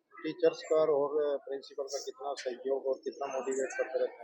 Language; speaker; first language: Hindi; native; Hindi